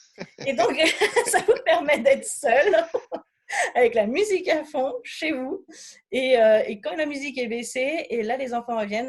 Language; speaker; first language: French; native; French